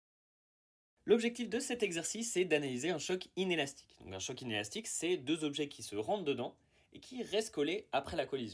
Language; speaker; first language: French; native; French